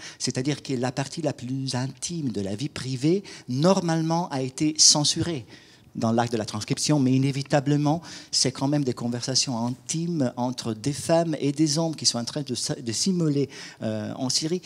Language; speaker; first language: French; non-native, fluent; Italian